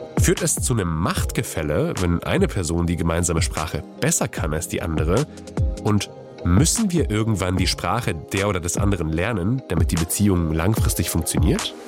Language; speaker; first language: German; non-native, fluent; Polish